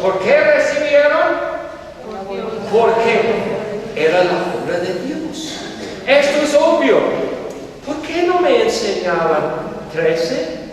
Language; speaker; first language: Spanish; non-native, fluent; English